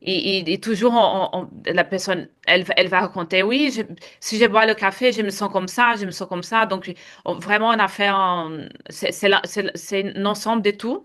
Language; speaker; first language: French; non-native, fluent; Portuguese